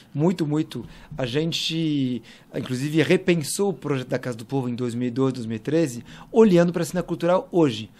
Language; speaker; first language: Portuguese; non-native, fluent; French